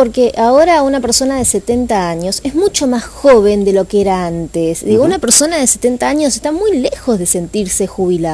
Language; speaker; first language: Spanish; native; Spanish